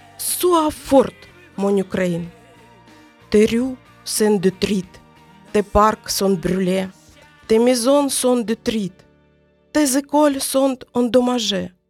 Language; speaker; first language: French; non-native, learner; Ukrainian